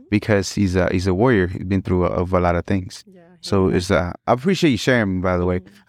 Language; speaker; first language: English; early bilingual, other home language; Spanish